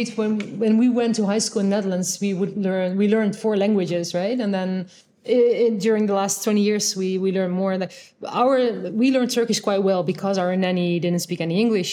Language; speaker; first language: English; non-native, fluent; Dutch